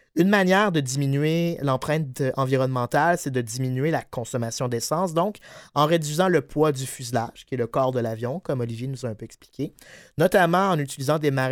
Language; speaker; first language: French; native; French